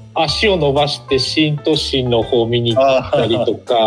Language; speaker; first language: Japanese; native; Japanese